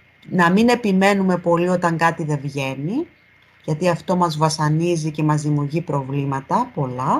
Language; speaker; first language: Greek; native; Greek